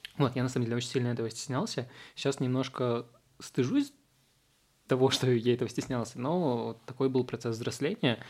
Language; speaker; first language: Russian; early bilingual, other home language; Uzbek